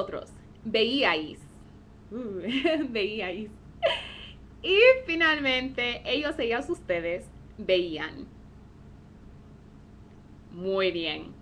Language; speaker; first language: Spanish; non-native, fluent; English